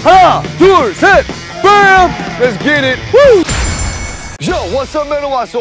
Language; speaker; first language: English; early bilingual, other home language; Korean